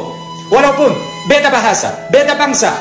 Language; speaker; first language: Indonesian; non-native, fluent; Arabic